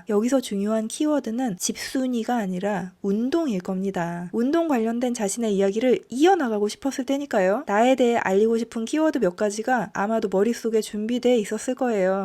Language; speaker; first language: Korean; native; Korean